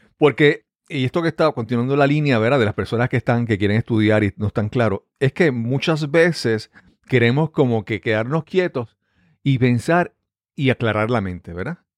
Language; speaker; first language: Spanish; native; Spanish